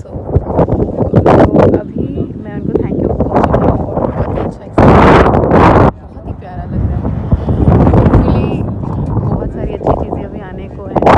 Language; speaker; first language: Hindi; native; Hindi